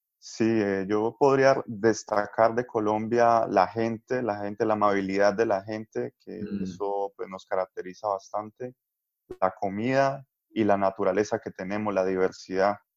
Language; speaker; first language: Spanish; native; Spanish